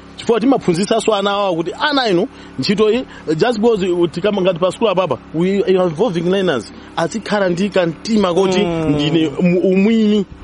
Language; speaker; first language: Nyanja; non-native, local second language; Tumbuka